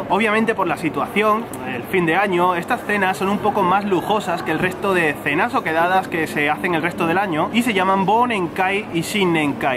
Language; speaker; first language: Spanish; native; Spanish